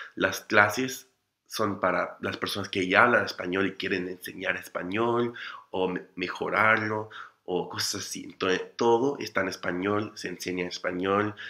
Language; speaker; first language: Spanish; non-native, fluent; English